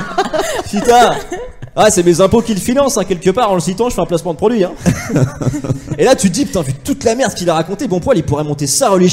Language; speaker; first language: French; native; French